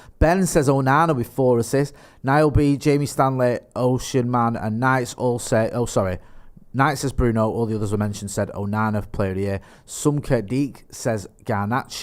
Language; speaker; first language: English; native; English